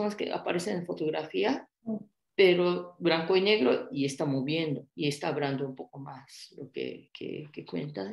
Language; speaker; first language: Spanish; non-native, fluent; Japanese